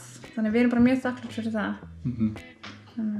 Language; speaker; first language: Icelandic; native; Icelandic